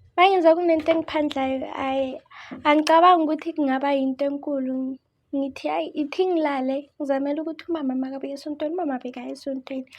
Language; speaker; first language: Zulu; native; Zulu